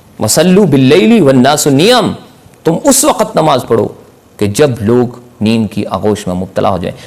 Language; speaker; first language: Urdu; non-native, local second language; Punjabi